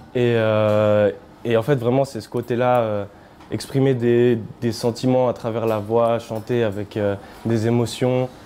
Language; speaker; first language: French; native; French